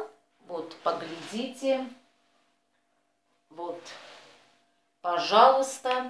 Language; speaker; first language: Russian; non-native, fluent; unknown